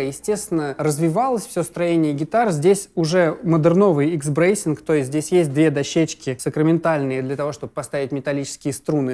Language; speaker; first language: Russian; native; Russian